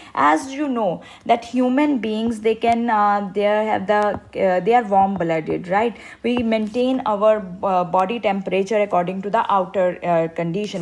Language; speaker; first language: English; non-native, local second language; Hindi